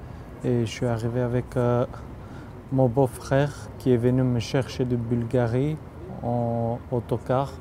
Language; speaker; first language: French; non-native, fluent; Bulgarian